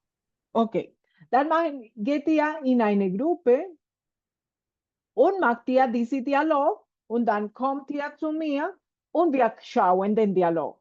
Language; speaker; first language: German; non-native, fluent; Spanish